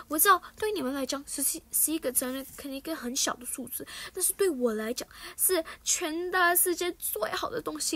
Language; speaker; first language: Chinese; early bilingual, heritage; Chinese